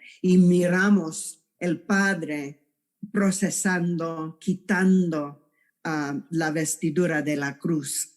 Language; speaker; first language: Spanish; non-native, fluent; English